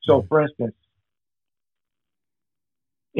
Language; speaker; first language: English; native; English